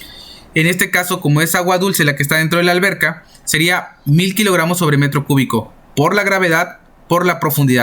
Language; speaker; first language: Spanish; native; Spanish